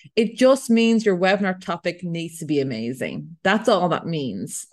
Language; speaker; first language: English; native; English